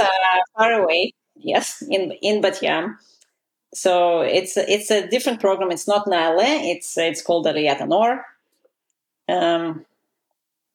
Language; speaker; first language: English; non-native, fluent; Russian